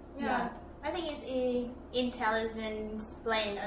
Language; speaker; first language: English; non-native, fluent; Vietnamese